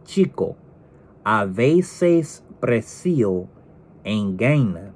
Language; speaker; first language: Spanish; non-native, learner; English